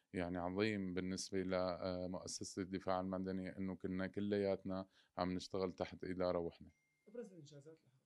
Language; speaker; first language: Arabic; native; Arabic